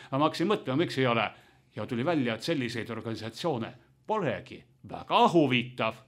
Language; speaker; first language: Estonian; native; Estonian